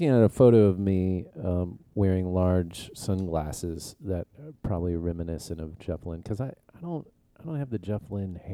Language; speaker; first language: English; native; English